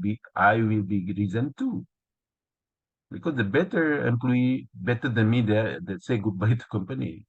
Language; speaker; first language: English; non-native, learner; Indonesian